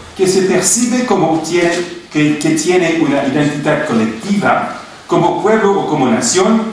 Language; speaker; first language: Spanish; non-native, fluent; French